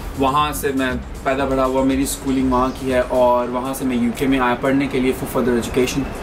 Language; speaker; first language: Urdu; non-native, local second language; Punjabi